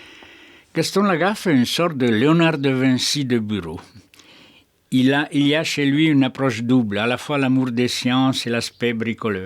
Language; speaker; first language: French; native; French